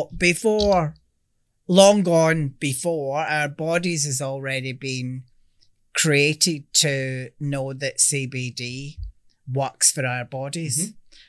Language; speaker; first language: English; native; English